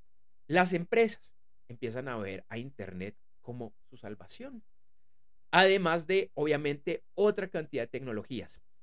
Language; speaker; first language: Spanish; native; Spanish